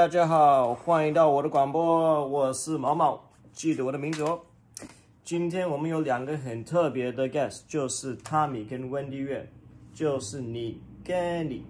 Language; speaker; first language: Chinese; early bilingual, heritage; Chinese